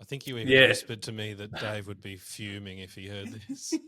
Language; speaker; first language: English; native; English